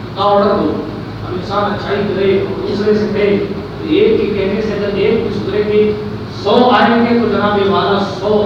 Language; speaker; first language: Urdu; native; Urdu